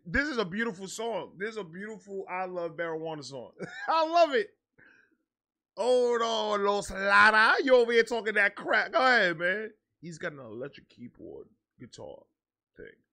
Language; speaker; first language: English; early bilingual, other home language; Spanish